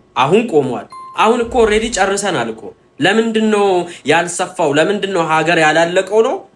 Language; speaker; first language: Amharic; non-native, local second language; Oromo